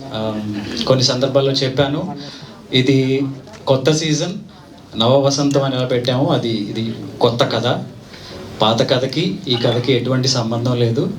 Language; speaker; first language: Telugu; native; Telugu